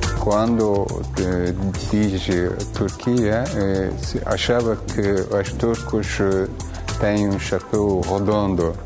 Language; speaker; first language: Portuguese; non-native, learner; Turkish